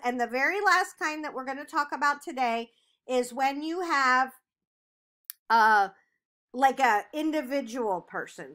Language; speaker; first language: English; native; English